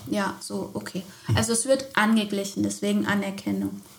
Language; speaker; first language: German; native; German